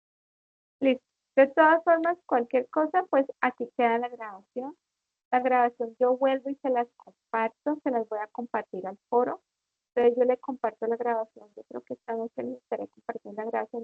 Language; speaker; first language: Spanish; native; Spanish